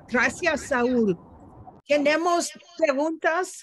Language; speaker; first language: Spanish; non-native, learner; English